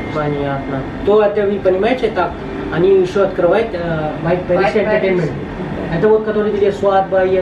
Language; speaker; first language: Russian; non-native, learner; Hindi